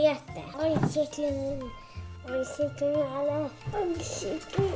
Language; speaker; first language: Japanese; early bilingual, heritage; Japanese